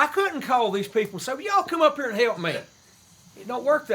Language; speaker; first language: English; native; English